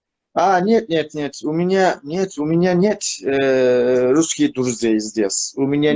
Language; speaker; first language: Russian; non-native, learner; Turkish